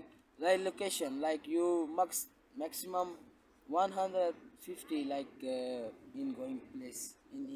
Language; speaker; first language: English; non-native, local second language; Punjabi